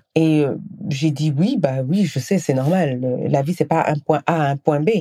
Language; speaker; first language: French; non-native, local second language; Wolof